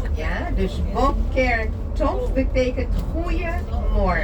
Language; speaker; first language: Dutch; non-native, fluent; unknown